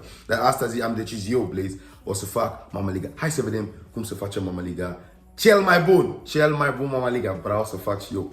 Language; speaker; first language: Romanian; non-native, learner; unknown